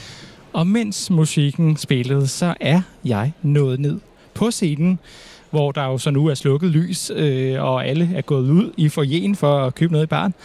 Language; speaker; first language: Danish; native; Danish